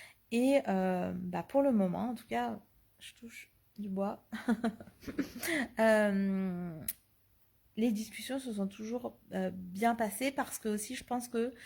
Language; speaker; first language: French; native; French